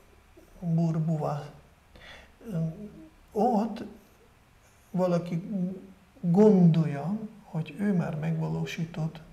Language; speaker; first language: Hungarian; non-native, fluent; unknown